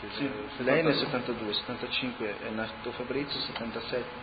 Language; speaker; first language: Italian; native; Italian